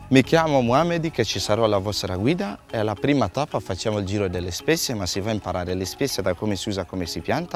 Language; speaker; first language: Italian; non-native, learner; Swahili